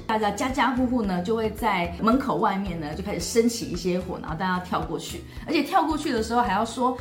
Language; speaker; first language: Chinese; native; Chinese